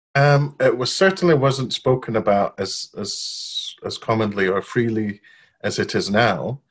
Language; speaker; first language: English; non-native, fluent; Arabic